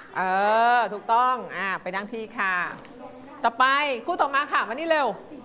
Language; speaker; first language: Thai; native; Thai